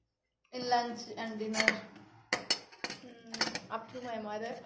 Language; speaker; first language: English; non-native, learner; Thai